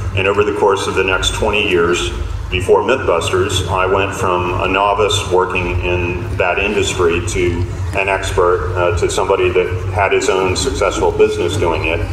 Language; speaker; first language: English; native; English